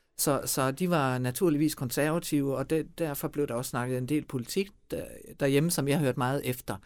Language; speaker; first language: Danish; native; Danish